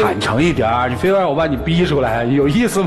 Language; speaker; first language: Chinese; native; Chinese